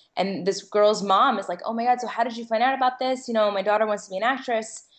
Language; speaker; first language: English; native; English